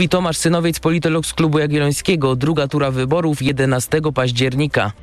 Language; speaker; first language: Polish; native; Polish